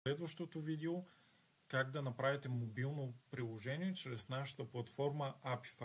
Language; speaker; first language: Bulgarian; native; Bulgarian